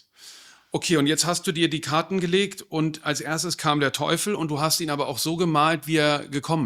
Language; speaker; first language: German; native; German